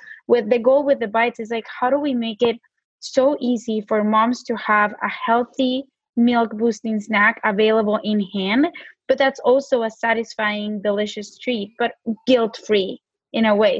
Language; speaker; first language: English; non-native, fluent; Spanish